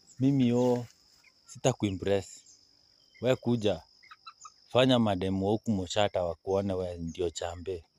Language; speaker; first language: Swahili; native; Swahili